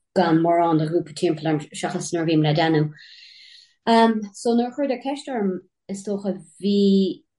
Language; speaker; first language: Irish; native; Irish